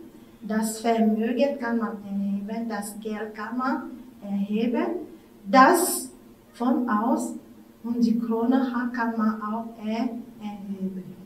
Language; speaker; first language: German; non-native, fluent; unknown